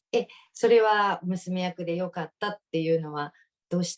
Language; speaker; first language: Japanese; native; Japanese